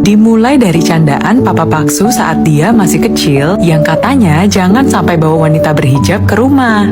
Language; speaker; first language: Indonesian; native; Indonesian